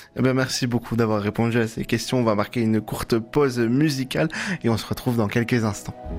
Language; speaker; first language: French; native; French